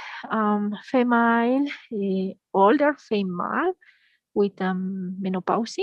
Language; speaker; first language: English; non-native, learner; Spanish